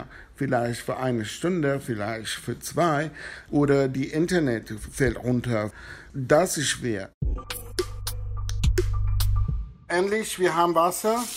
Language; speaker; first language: German; non-native, fluent; Spanish